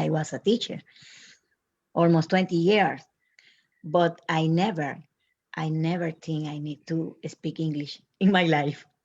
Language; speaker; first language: English; non-native, learner; Spanish